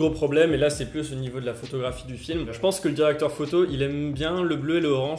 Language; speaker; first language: French; native; French